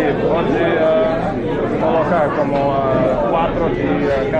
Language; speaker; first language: Portuguese; non-native, fluent; English